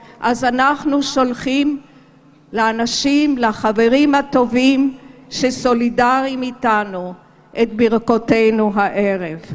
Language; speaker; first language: Hebrew; early bilingual, other home language; Romanian